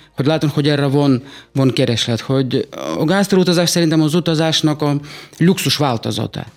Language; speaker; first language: Hungarian; non-native, fluent; Russian